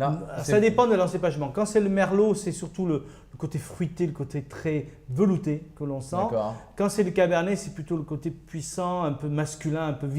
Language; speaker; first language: French; native; French